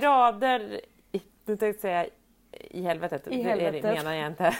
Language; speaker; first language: Swedish; native; Swedish